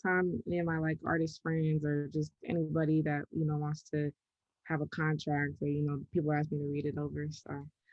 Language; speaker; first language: English; native; English